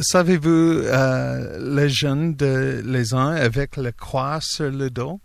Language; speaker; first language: French; non-native, learner; English